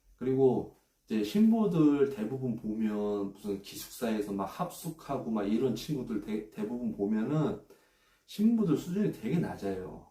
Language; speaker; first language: Korean; native; Korean